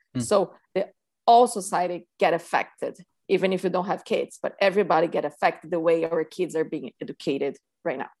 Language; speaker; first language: English; non-native, fluent; Portuguese